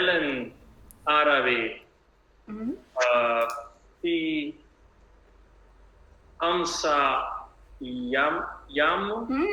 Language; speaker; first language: Arabic; non-native, learner; Portuguese